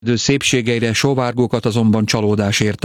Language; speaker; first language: Hungarian; native; Hungarian